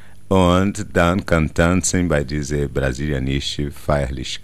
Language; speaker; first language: German; non-native, learner; Portuguese